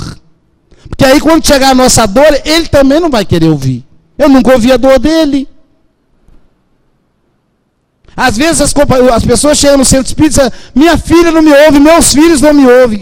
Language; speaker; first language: Portuguese; native; Portuguese